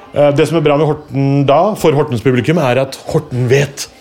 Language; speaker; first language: Norwegian; native; Norwegian